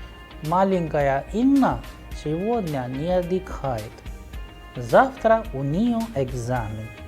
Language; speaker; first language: Russian; non-native, fluent; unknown